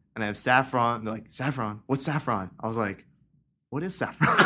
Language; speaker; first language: English; early bilingual, other home language; Persian